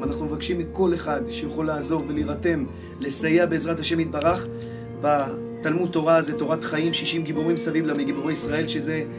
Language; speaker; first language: Hebrew; native; Hebrew